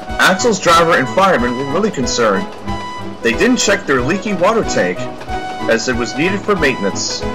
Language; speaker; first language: English; native; English